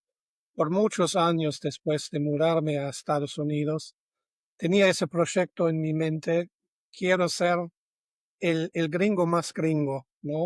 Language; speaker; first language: Spanish; non-native, fluent; German